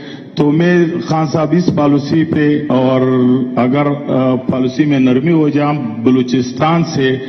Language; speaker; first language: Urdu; non-native, local second language; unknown